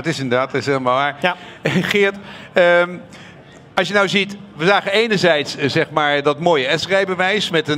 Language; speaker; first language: Dutch; native; Dutch